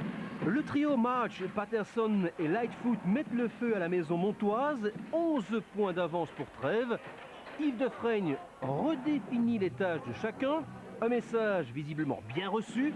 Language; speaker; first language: French; native; French